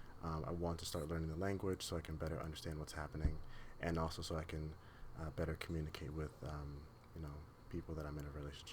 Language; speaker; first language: English; non-native, learner; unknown